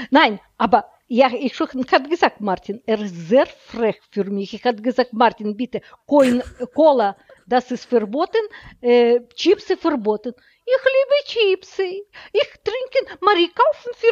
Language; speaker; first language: German; non-native, learner; Russian